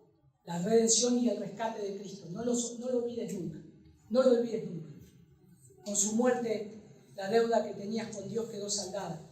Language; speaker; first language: Spanish; native; Spanish